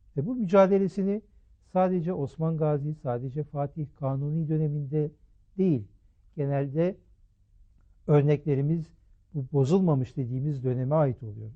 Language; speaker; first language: Turkish; native; Turkish